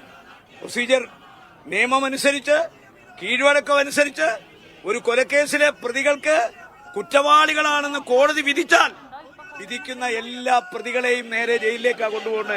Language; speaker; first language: Malayalam; native; Malayalam